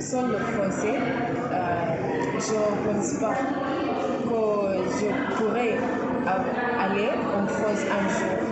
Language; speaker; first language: French; non-native, learner; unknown